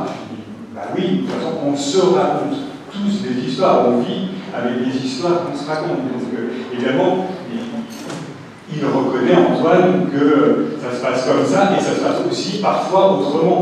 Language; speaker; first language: French; native; French